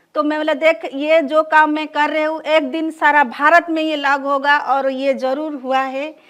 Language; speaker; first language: Hindi; non-native, local second language; Odia